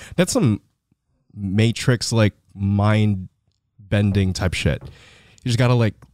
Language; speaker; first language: English; early bilingual, other home language; Filipino